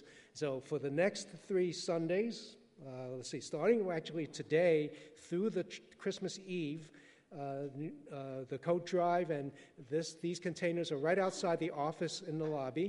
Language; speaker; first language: English; early bilingual, other home language; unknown